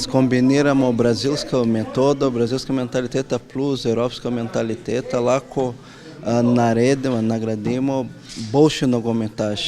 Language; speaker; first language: Slovenian; non-native, fluent; Portuguese